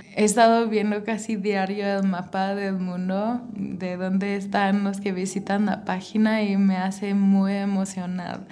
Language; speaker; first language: Spanish; non-native, fluent; English